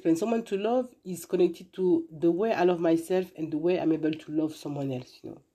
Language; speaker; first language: English; non-native, fluent; French